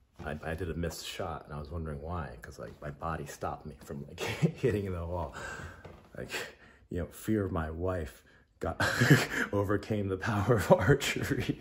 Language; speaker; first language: English; native; English